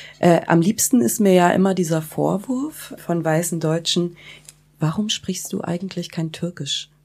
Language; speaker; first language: German; early bilingual, other home language; Kurdish